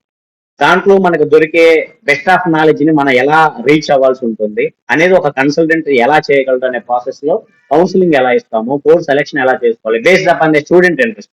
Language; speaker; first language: Telugu; native; Telugu